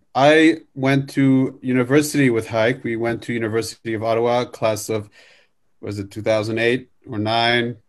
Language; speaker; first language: English; native; English